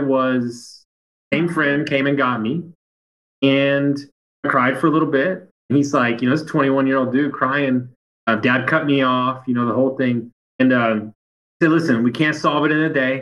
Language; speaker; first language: English; native; English